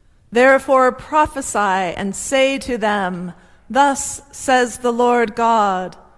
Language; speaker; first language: English; native; English